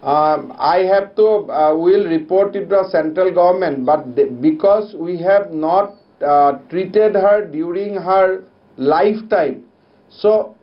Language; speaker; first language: English; non-native, local second language; Assamese